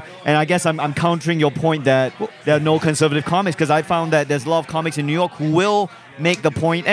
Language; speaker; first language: English; non-native, local second language; Chinese